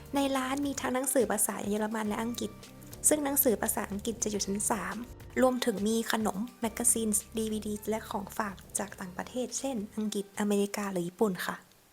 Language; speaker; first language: Thai; native; Thai